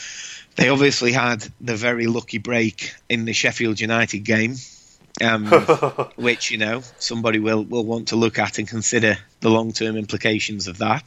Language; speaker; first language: English; native; English